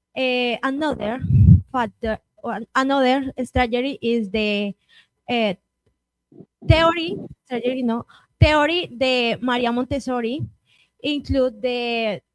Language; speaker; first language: English; non-native, learner; Spanish